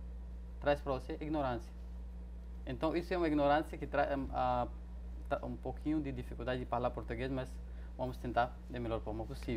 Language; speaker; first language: Portuguese; non-native, fluent; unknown